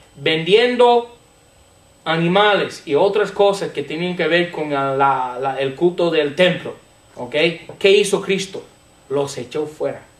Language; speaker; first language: Spanish; non-native, fluent; English